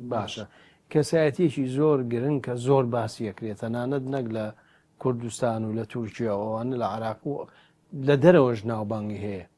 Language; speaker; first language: Central Kurdish; native; Central Kurdish